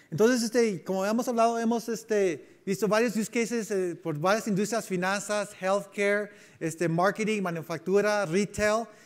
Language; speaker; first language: Spanish; early bilingual, heritage; Spanish